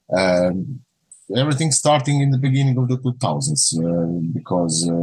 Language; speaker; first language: English; non-native, learner; Croatian